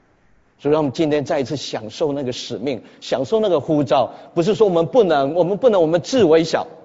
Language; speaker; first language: Chinese; native; Chinese